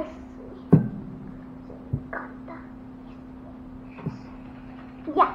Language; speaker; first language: Spanish; early bilingual, heritage; English